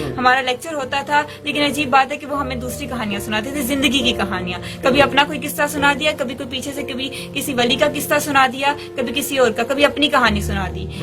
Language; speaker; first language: Urdu; non-native, local second language; Punjabi